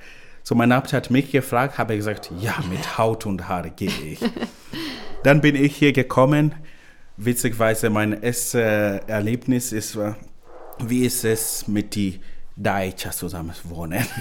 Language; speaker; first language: German; non-native, learner; Swahili